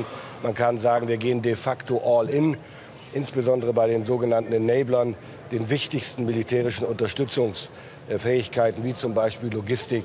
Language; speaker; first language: German; native; German